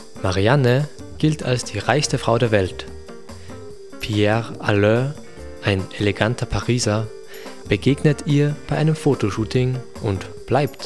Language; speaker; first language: German; native; German